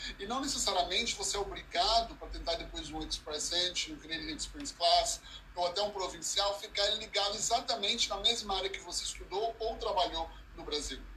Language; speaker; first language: Portuguese; early bilingual, heritage; Portuguese